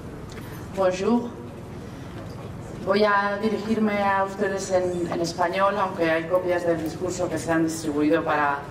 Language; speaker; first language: Spanish; native; Spanish